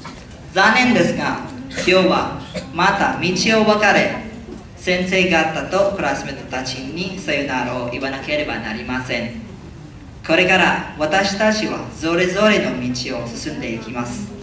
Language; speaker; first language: Japanese; non-native, learner; Filipino